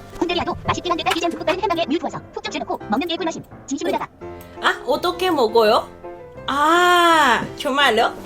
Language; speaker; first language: Korean; non-native, learner; Cantonese